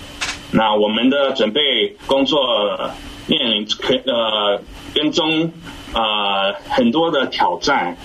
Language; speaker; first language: Chinese; early bilingual, heritage; English